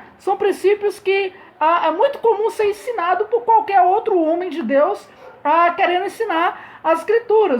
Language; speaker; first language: Portuguese; native; Portuguese